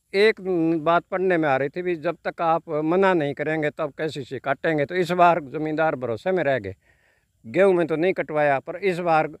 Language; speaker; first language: Hindi; native; Hindi